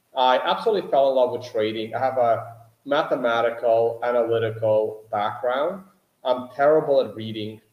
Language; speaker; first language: English; native; English